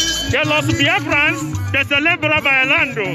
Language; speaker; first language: Spanish; non-native, learner; Igbo